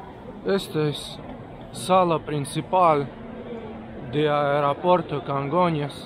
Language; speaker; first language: Portuguese; non-native, learner; Spanish